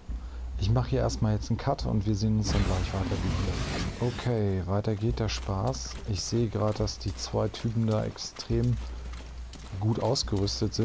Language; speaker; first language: German; native; German